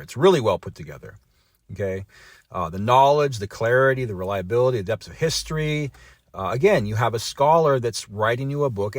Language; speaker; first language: English; native; English